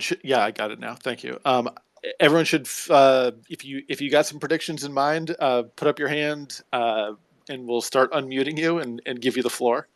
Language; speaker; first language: English; native; English